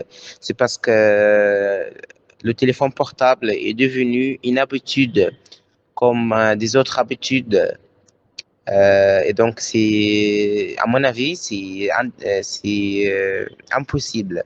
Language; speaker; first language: French; non-native, learner; Arabic